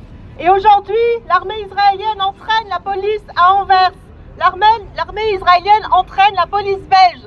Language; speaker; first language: French; native; French